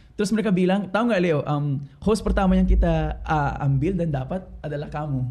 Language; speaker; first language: Indonesian; non-native, fluent; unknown